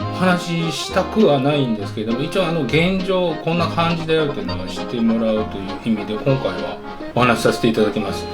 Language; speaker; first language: Japanese; native; Japanese